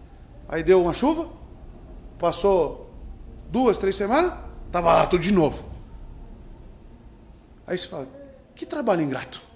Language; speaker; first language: Portuguese; native; Portuguese